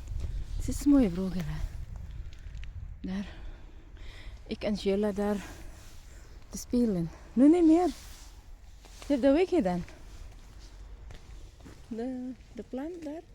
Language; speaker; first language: Dutch; non-native, learner; Filipino